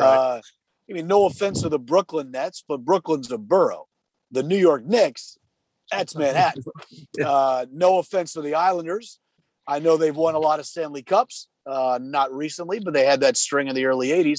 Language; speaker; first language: English; native; English